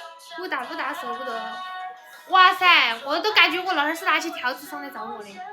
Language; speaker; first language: Chinese; native; Chinese